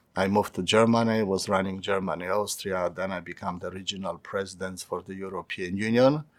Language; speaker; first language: English; non-native, fluent; Polish